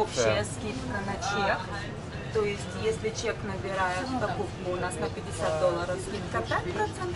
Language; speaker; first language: Russian; native; Russian